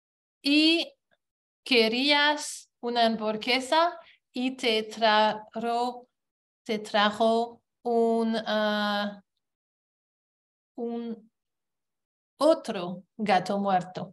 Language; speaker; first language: Spanish; non-native, learner; English